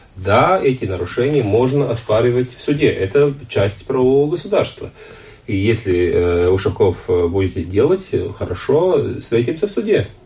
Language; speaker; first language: Russian; non-native, local second language; Latvian